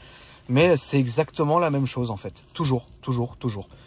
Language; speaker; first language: French; native; French